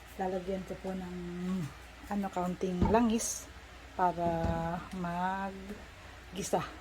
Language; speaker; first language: Filipino; non-native, local second language; Bikol